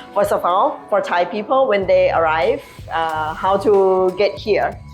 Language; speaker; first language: English; non-native, learner; Thai